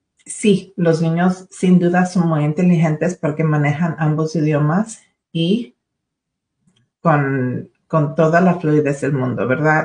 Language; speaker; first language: Spanish; early bilingual, other home language; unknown